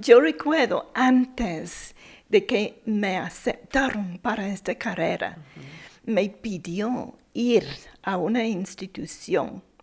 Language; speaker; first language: Spanish; non-native, fluent; English